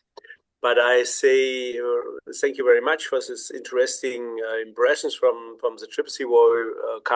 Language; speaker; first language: English; non-native, learner; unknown